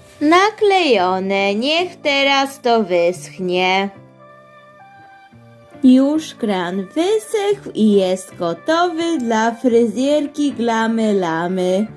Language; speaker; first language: Polish; early bilingual, heritage; Polish